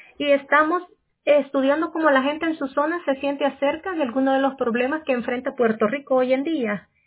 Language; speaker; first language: Spanish; native; Spanish